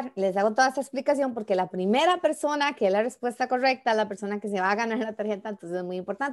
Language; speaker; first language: Spanish; native; Spanish